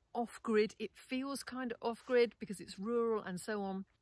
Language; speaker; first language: English; native; English